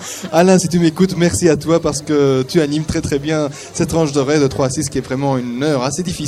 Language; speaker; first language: French; native; French